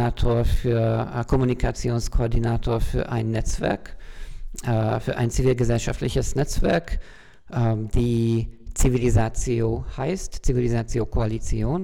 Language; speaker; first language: German; non-native, fluent; Hungarian